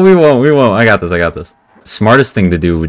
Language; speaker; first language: English; native; English